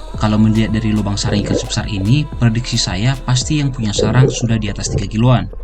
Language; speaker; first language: Indonesian; native; Indonesian